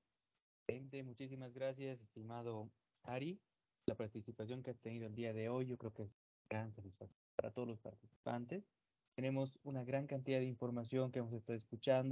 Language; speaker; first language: Spanish; native; Spanish